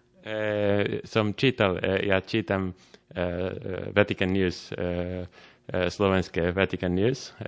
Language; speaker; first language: Slovak; non-native, learner; Finnish